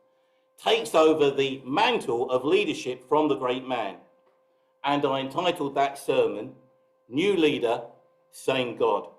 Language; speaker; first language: English; native; English